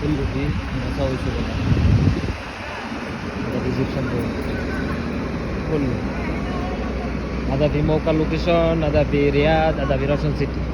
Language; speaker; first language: Arabic; non-native, learner; Bangla